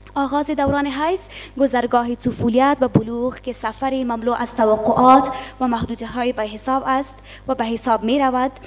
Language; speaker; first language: Persian; non-native, local second language; Pashto